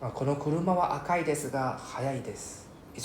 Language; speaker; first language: Japanese; non-native, fluent; English